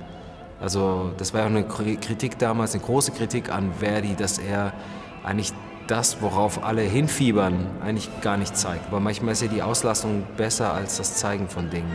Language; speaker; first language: German; native; German